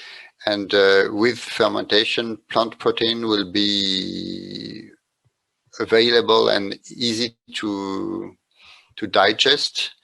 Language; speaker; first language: English; non-native, fluent; French